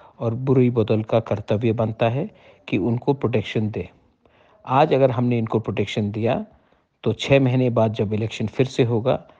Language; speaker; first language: Hindi; non-native, local second language; Kok Borok